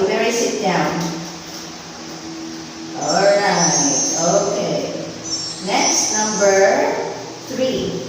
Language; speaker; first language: English; non-native, fluent; Vietnamese